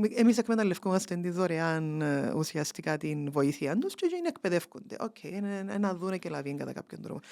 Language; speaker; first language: Greek; early bilingual, heritage; Greek